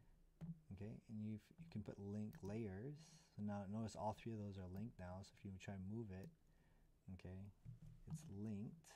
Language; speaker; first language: English; native; English